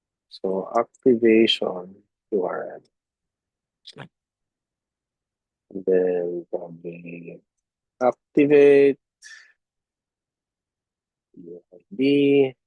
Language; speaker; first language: English; non-native, local second language; Cebuano